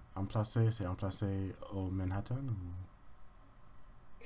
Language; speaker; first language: French; non-native, learner; English